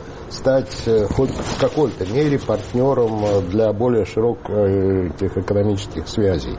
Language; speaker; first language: Russian; native; Russian